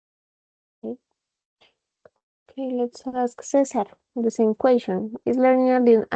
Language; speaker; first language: English; non-native, fluent; Spanish